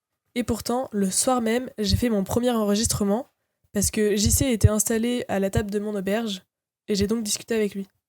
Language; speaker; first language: French; native; French